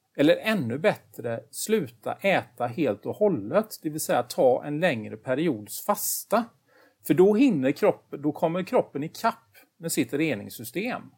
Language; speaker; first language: Swedish; native; Swedish